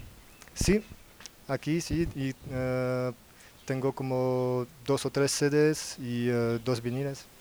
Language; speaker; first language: Spanish; non-native, learner; French